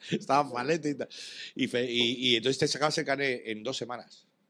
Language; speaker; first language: Spanish; native; Spanish